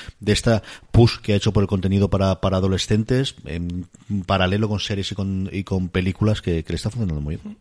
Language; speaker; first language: Spanish; native; Spanish